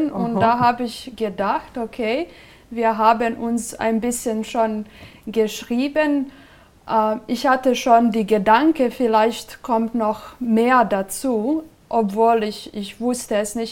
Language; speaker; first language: German; non-native, fluent; Serbian